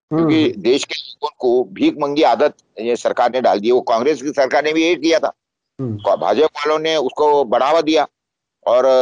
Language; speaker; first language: Hindi; non-native, local second language; Marathi